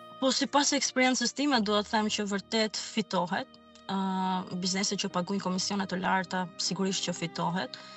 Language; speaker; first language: Albanian; native; Albanian